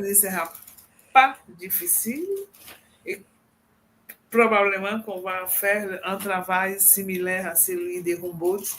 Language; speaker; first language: French; non-native, fluent; Portuguese